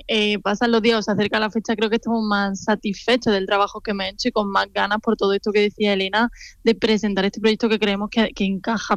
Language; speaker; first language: Spanish; native; Spanish